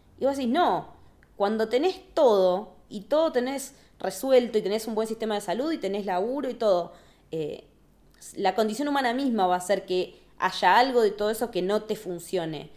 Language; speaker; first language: Spanish; native; Spanish